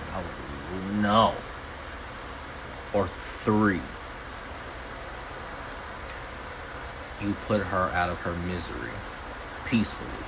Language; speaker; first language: English; native; English